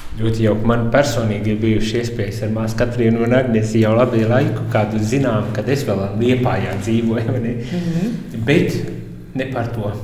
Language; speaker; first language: Latvian; native; Latvian